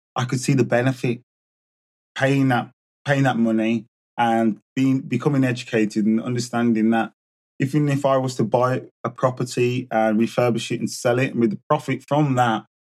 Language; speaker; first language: English; native; English